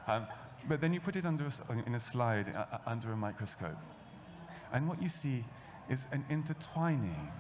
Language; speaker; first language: English; native; English